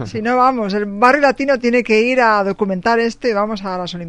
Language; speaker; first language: Spanish; native; Spanish